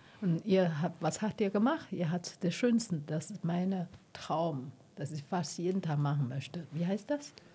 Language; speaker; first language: German; non-native, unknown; Chinese